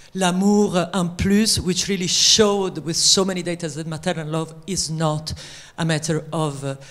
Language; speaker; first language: English; non-native, fluent; French